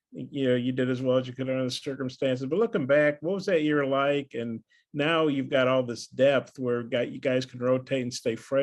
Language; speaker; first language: English; native; English